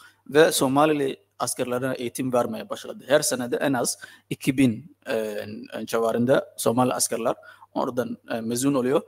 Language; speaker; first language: Turkish; non-native, fluent; Somali